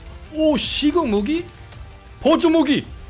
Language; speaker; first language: Korean; non-native, fluent; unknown